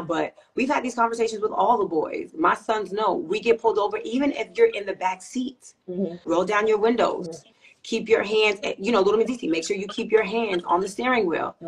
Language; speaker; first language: English; native; English